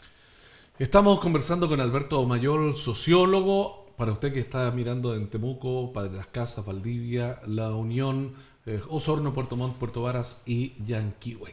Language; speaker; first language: Spanish; native; Spanish